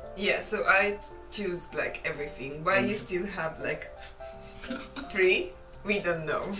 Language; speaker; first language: English; non-native, fluent; Italian